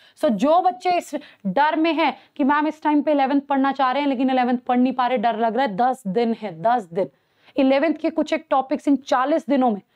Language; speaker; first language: Hindi; native; Hindi